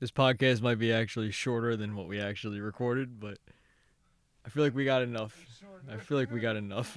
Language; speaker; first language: English; native; English